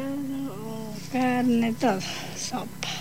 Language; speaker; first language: Spanish; non-native, local second language; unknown